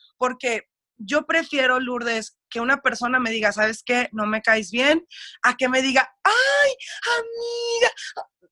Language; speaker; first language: Spanish; early bilingual, heritage; Spanish